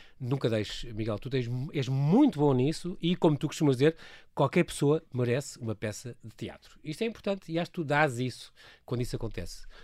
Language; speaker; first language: Portuguese; native; Portuguese